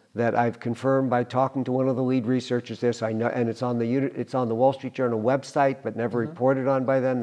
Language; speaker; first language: English; native; English